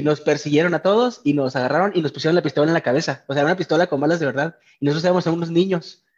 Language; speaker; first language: Spanish; native; Spanish